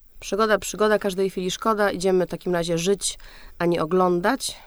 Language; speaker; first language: Polish; native; Polish